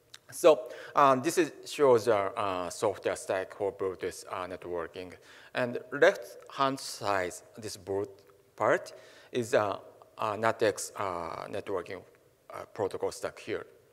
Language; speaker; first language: English; non-native, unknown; Japanese